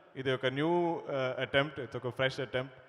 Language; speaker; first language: Telugu; non-native, learner; Malayalam